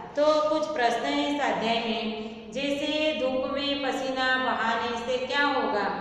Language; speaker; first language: Hindi; non-native, local second language; Gujarati